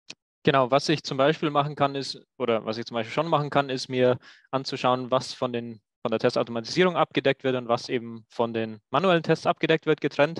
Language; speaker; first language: German; native; German